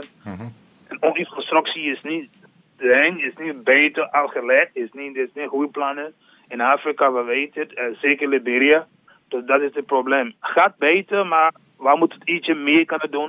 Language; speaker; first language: Dutch; non-native, learner; English